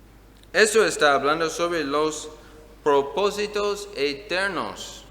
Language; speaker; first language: Spanish; non-native, fluent; English